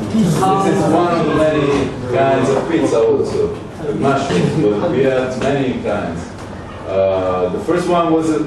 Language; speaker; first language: English; non-native, learner; Italian